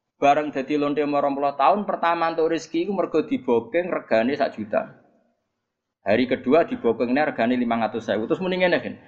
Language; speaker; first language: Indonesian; non-native, local second language; Javanese